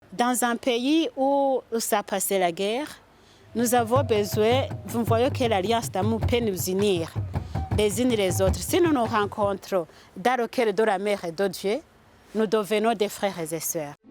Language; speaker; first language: French; non-native, local second language; Rundi